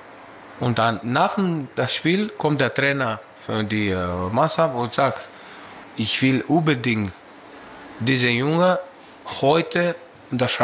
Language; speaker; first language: German; non-native, learner; Greek